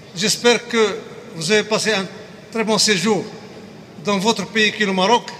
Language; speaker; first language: French; non-native, local second language; Arabic